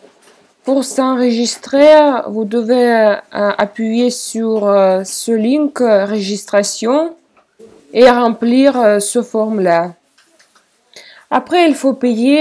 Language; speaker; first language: French; non-native, fluent; Russian